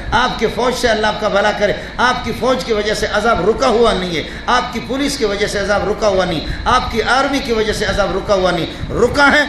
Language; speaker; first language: Urdu; non-native, local second language; Brahui